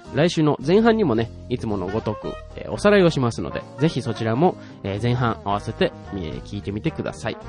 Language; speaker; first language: Japanese; native; Japanese